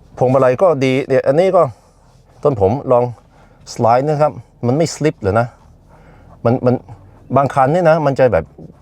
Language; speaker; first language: Thai; non-native, fluent; Norwegian